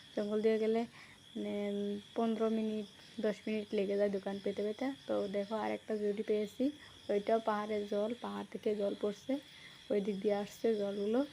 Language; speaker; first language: Bangla; non-native, local second language; Assamese